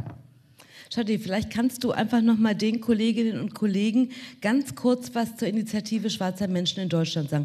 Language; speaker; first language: German; native; German